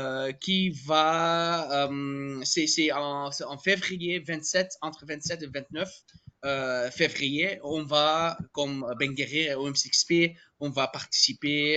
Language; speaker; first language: French; non-native, fluent; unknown